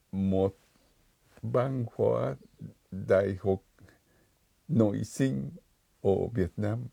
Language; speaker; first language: Vietnamese; non-native, fluent; Japanese